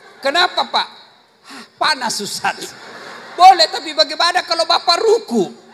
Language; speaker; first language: Indonesian; non-native, local second language; Buginese